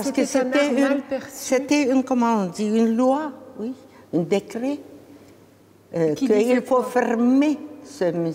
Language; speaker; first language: French; non-native, fluent; Russian